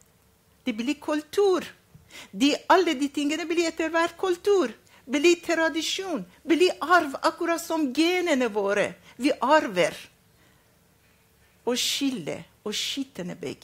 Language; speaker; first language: Norwegian; non-native, fluent; Arabic